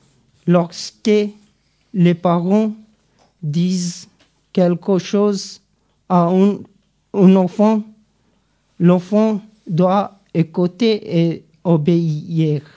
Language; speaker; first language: French; non-native, learner; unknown